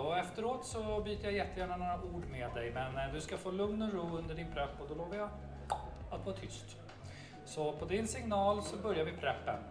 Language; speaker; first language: Swedish; native; Swedish